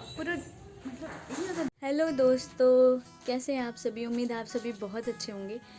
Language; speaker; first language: Hindi; non-native, local second language; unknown